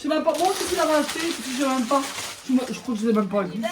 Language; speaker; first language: French; native; French